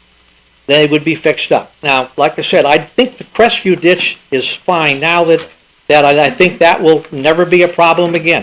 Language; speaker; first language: English; native; English